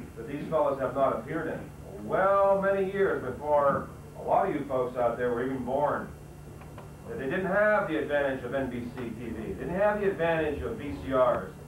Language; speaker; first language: English; native; English